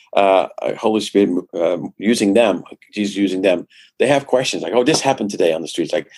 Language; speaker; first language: English; non-native, fluent; Dutch